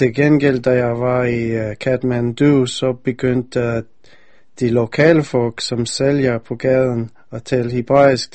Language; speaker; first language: Danish; non-native, fluent; English